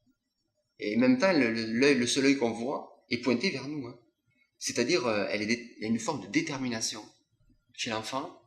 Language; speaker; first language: French; native; French